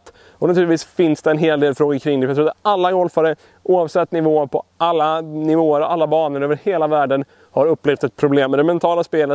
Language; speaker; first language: Swedish; native; Swedish